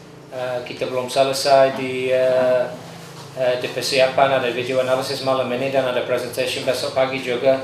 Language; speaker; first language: Indonesian; non-native, learner; English